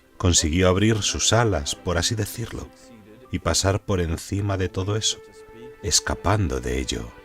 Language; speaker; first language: Spanish; non-native, fluent; English